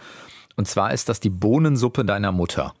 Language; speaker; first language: German; native; German